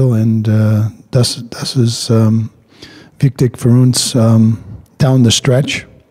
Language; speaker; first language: German; non-native, learner; English